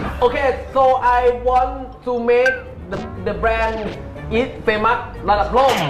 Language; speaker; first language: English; non-native, learner; Thai